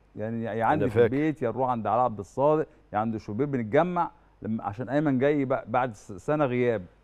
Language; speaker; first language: Arabic; native; Arabic